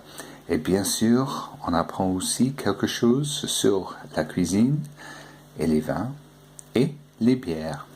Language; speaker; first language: French; non-native, fluent; English